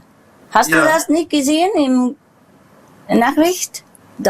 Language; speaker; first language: German; non-native, learner; Vietnamese